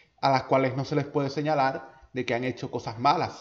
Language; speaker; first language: Spanish; native; Spanish